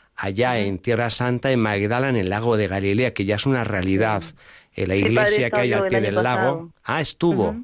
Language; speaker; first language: Spanish; native; Spanish